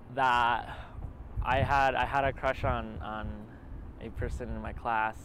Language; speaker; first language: English; early bilingual, other home language; Spanish